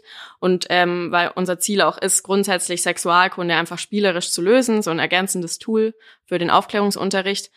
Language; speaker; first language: German; native; German